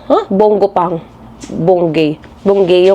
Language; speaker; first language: Filipino; native; Filipino